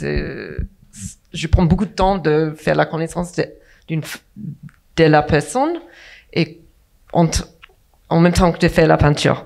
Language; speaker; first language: French; non-native, fluent; English